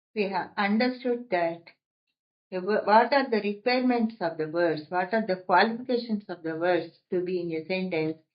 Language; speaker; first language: English; non-native, local second language; Telugu